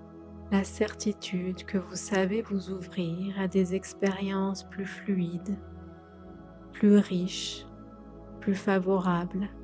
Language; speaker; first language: French; native; French